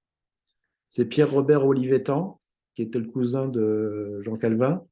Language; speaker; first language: French; native; French